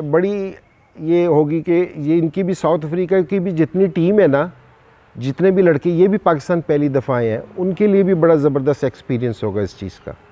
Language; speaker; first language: Urdu; non-native, local second language; Punjabi